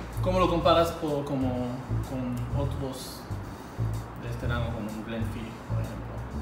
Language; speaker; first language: Spanish; non-native, fluent; Hebrew